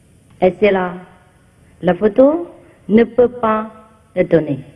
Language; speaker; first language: French; non-native, fluent; Vietnamese